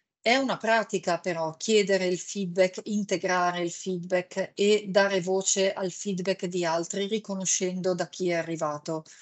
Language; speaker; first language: Italian; native; Italian